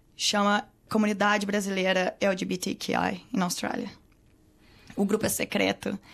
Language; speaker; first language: Portuguese; native; Portuguese